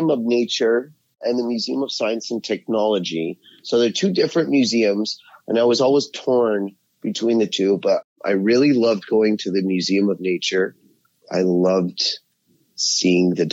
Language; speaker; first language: English; native; English